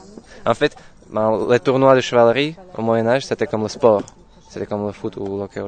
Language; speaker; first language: French; non-native, fluent; Slovak